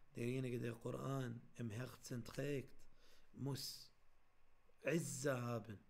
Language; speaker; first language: German; non-native, fluent; Arabic